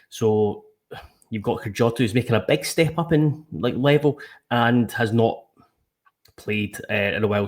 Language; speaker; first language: English; native; English